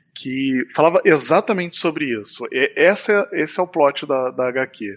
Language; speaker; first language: Portuguese; native; Portuguese